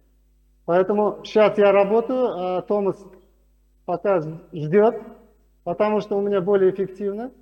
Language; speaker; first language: Russian; non-native, local second language; Uzbek